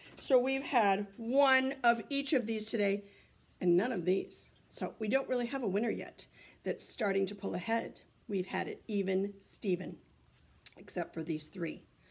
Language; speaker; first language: English; native; English